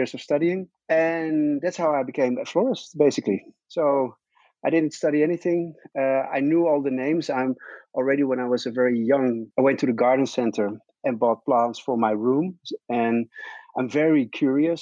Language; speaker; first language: English; non-native, fluent; Dutch